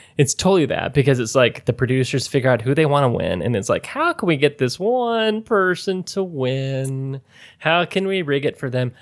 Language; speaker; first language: English; native; English